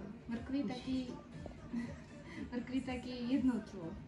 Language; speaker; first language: Czech; non-native, learner; Kara-Kalpak